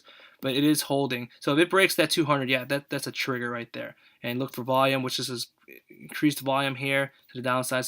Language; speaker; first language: English; native; English